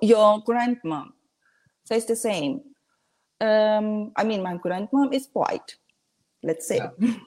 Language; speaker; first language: English; non-native, learner; Spanish